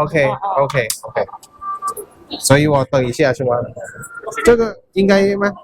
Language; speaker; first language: Chinese; non-native, learner; Thai